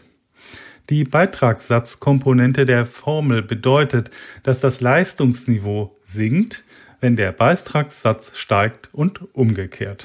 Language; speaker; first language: German; native; German